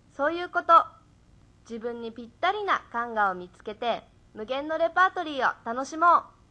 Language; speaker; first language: Japanese; native; Japanese